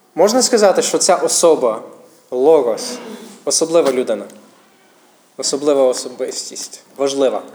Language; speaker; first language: Ukrainian; non-native, fluent; English